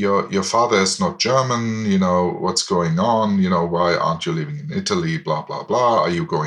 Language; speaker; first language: English; non-native, fluent; German